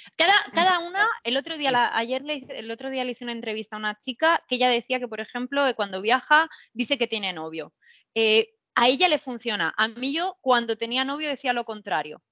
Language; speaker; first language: Spanish; native; Spanish